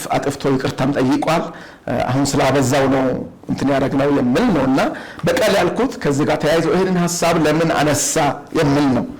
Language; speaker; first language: Amharic; non-native, local second language; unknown